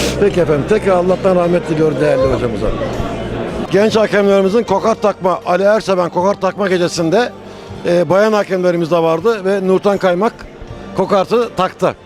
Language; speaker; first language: Turkish; native; Turkish